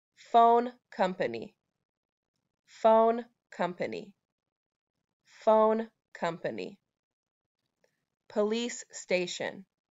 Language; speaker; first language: English; native; English